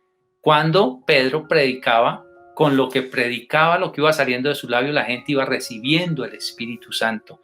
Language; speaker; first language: Spanish; native; Spanish